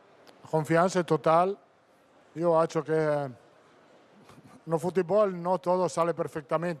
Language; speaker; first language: Portuguese; non-native, fluent; Italian